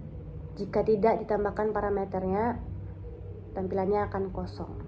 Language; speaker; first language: Indonesian; native; Indonesian